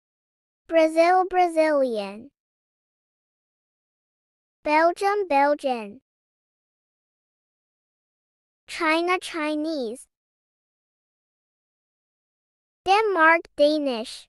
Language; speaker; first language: English; non-native, fluent; Turkish